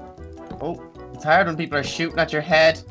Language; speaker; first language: English; native; English